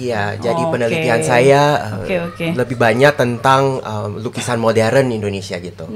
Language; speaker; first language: Indonesian; non-native, fluent; English